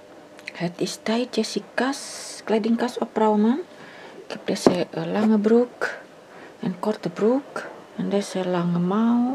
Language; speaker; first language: Dutch; non-native, learner; Indonesian